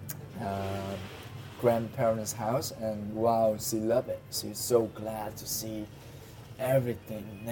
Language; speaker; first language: English; non-native, learner; Vietnamese